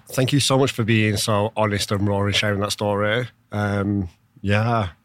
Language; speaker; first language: English; native; English